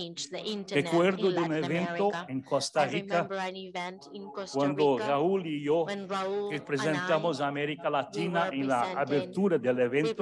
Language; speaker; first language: Spanish; non-native, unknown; German